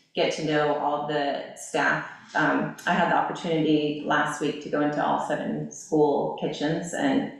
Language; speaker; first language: English; native; English